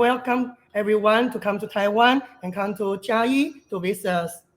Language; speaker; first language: English; non-native, learner; Chinese